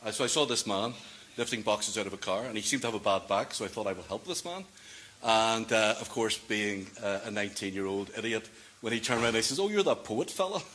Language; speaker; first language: English; native; English